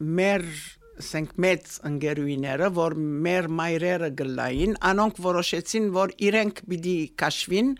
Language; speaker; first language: Armenian; early bilingual, heritage; Armenian